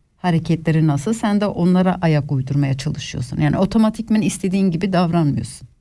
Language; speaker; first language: Turkish; early bilingual, other home language; Swiss German